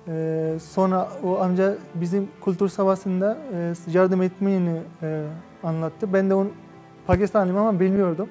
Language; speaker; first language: Turkish; non-native, fluent; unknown